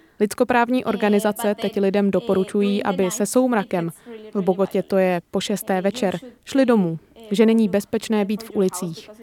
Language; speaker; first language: Czech; native; Czech